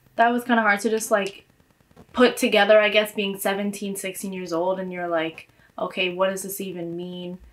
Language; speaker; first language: English; native; English